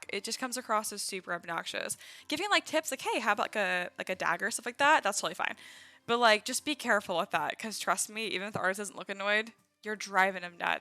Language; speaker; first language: English; native; English